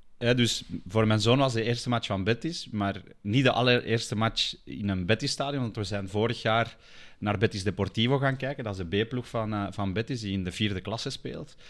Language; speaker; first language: Dutch; early bilingual, other home language; Spanish